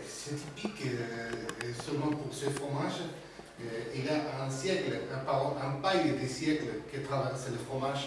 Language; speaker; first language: French; non-native, learner; Spanish